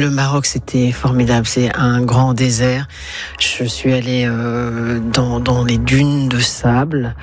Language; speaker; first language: French; native; French